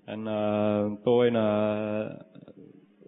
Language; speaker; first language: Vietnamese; early bilingual, heritage; Vietnamese